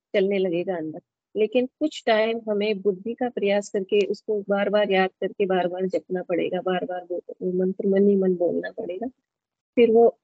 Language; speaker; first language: Hindi; native; Hindi